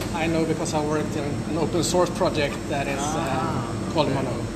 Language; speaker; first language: English; non-native, fluent; Swedish